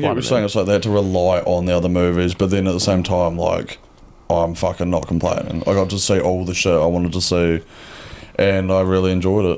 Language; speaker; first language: English; native; English